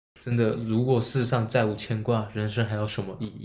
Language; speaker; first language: Chinese; native; Chinese